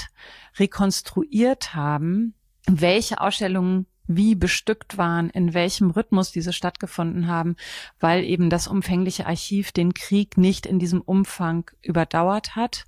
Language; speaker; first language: German; native; German